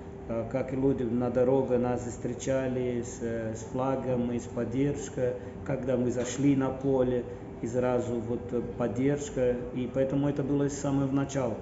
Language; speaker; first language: Russian; non-native, fluent; Portuguese